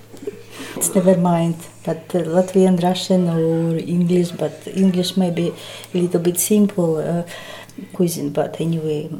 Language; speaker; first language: English; non-native, learner; Russian